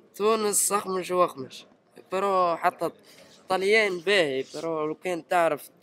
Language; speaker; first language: Arabic; early bilingual, heritage; Italian